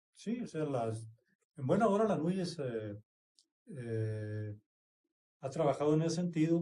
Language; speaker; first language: Spanish; native; Spanish